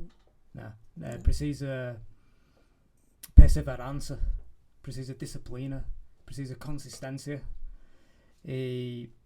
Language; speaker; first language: Portuguese; non-native, fluent; English